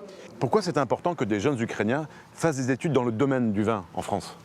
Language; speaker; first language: French; native; French